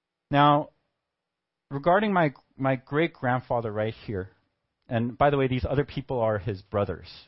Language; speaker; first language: English; native; English